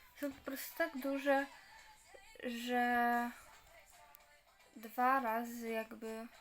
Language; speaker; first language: Polish; native; Polish